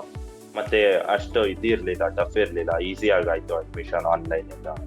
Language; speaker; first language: Kannada; non-native, local second language; Urdu